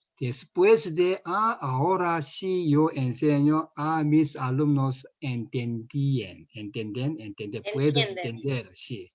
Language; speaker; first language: Spanish; non-native, learner; Korean